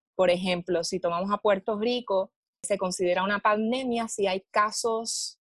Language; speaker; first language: Spanish; native; Spanish